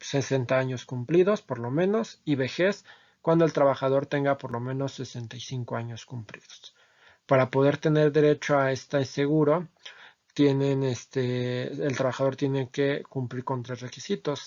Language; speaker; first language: Spanish; native; Spanish